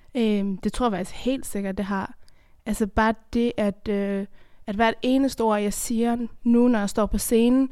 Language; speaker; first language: Danish; early bilingual, other home language; Persian